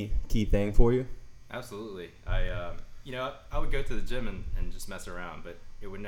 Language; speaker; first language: English; native; English